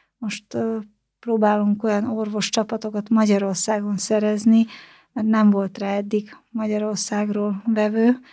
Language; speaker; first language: Hungarian; native; Hungarian